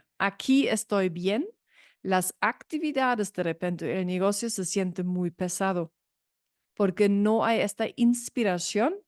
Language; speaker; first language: Spanish; non-native, fluent; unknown